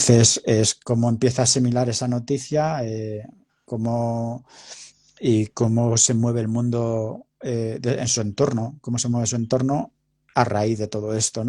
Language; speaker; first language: Spanish; native; Spanish